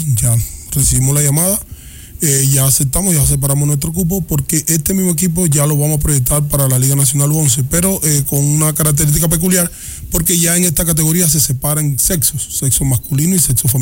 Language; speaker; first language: Spanish; native; Spanish